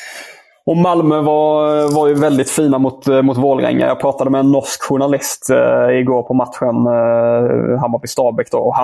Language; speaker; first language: Swedish; native; Swedish